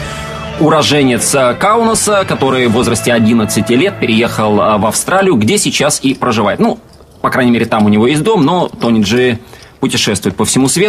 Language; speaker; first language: Russian; native; Russian